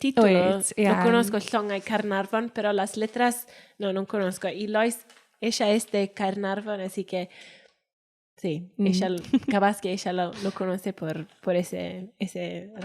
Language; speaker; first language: Spanish; non-native, fluent; Welsh